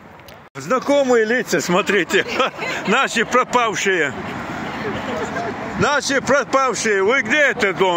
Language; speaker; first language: Russian; non-native, local second language; Chechen